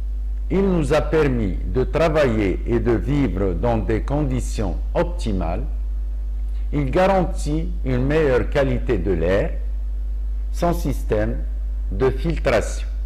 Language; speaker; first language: French; non-native, local second language; Arabic